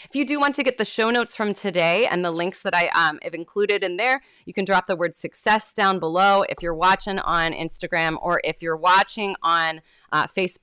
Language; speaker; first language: English; native; English